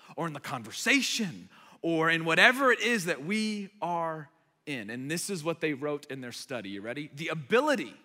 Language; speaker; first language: English; early bilingual, other home language; Arabic